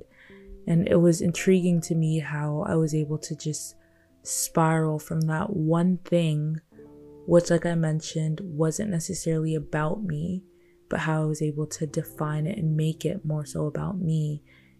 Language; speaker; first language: English; non-native, local second language; Yoruba